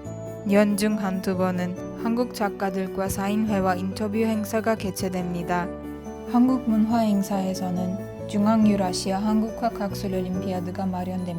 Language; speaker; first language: Korean; non-native, learner; Turkish